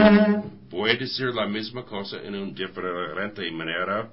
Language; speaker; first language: Spanish; non-native, learner; English